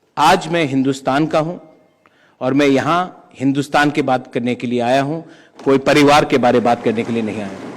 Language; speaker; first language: Hindi; non-native, local second language; Kok Borok